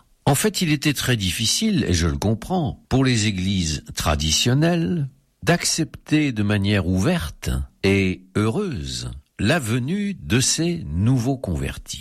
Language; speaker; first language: French; native; French